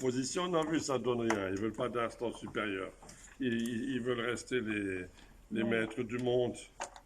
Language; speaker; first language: French; native; French